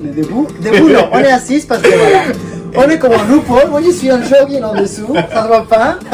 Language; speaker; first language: French; non-native, fluent; Spanish